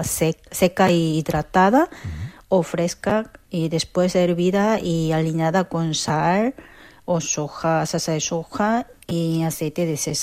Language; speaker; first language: Spanish; non-native, fluent; Korean